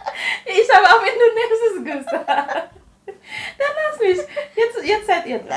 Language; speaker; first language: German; non-native, fluent; Indonesian